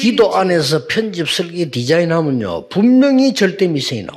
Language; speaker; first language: Korean; native; Korean